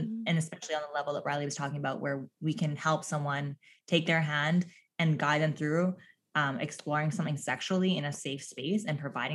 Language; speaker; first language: English; native; English